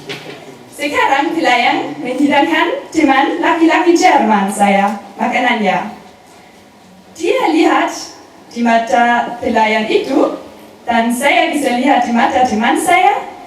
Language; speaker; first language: Indonesian; non-native, learner; German